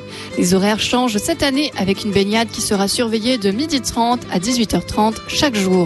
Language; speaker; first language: French; native; French